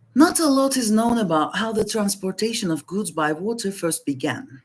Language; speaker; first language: English; non-native, fluent; Turkish